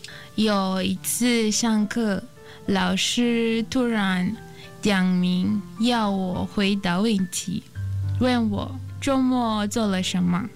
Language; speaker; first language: Chinese; non-native, learner; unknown